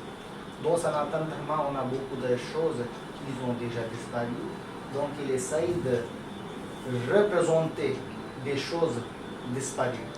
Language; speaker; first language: French; non-native, learner; Hindi